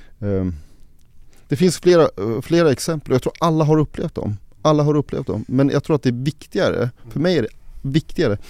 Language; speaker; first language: Swedish; early bilingual, other home language; Arabic